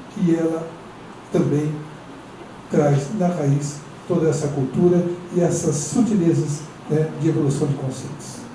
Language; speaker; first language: Portuguese; native; Portuguese